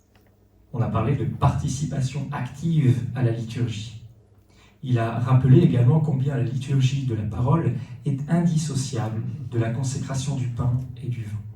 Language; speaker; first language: French; native; French